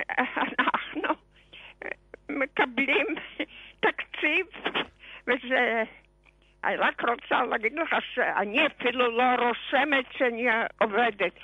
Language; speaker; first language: Hebrew; non-native, fluent; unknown